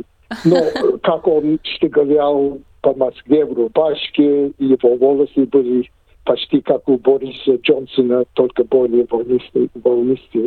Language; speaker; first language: Russian; non-native, fluent; English